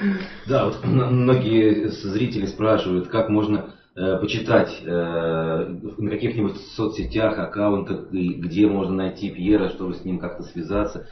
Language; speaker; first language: Russian; native; Russian